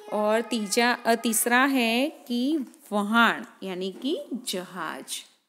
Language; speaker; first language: Hindi; non-native, local second language; Gujarati